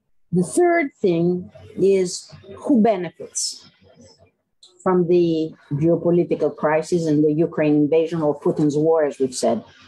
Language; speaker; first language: English; non-native, fluent; Greek